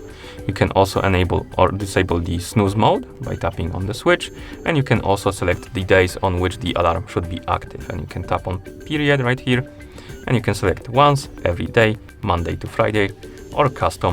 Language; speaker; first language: English; non-native, fluent; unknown